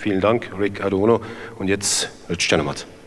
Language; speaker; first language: German; native; German